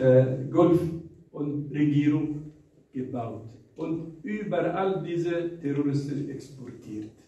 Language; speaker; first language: German; non-native, fluent; Arabic